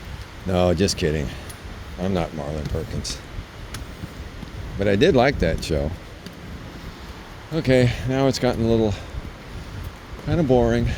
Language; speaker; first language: English; native; English